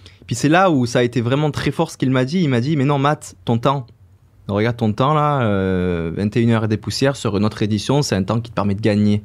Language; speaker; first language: French; native; French